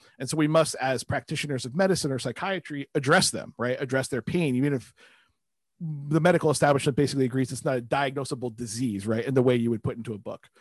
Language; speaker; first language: English; native; English